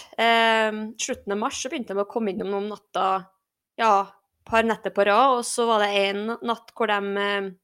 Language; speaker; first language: Norwegian; native; Norwegian